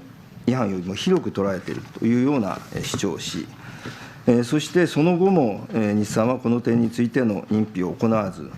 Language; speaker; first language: Japanese; native; Japanese